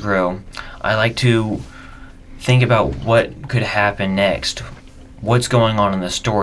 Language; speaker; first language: English; native; English